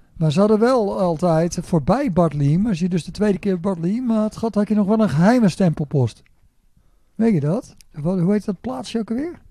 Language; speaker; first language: Dutch; native; Dutch